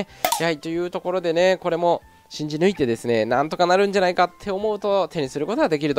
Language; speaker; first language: Japanese; native; Japanese